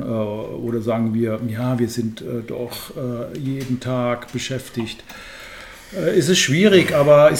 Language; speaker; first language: German; native; German